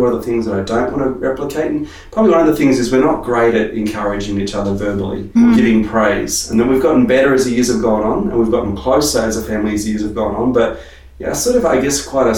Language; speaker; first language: English; native; English